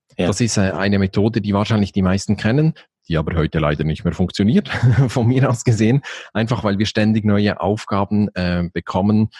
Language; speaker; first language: German; native; German